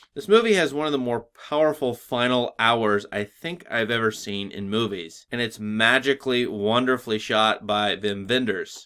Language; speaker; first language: English; native; English